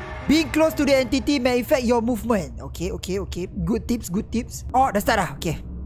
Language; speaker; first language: English; non-native, local second language; Malay